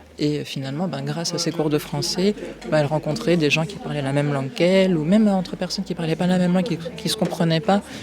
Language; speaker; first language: French; native; French